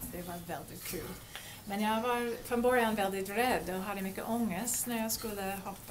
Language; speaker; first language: Swedish; non-native, fluent; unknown